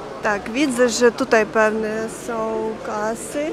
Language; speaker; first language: Polish; non-native, fluent; Ukrainian